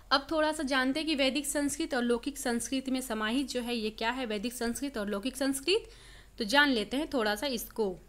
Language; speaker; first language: Hindi; native; Hindi